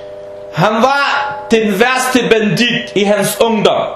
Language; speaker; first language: Danish; early bilingual, heritage; Danish